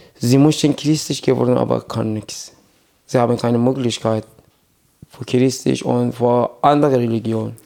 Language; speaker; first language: German; non-native, learner; Persian